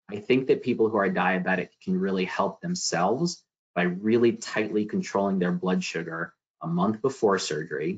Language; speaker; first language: English; native; English